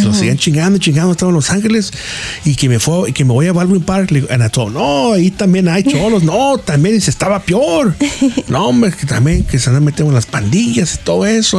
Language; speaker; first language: Spanish; early bilingual, heritage; Spanish